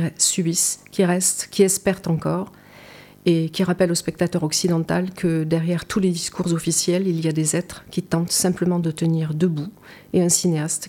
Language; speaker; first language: French; native; French